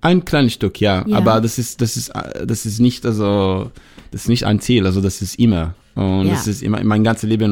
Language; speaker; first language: German; non-native, fluent; Hebrew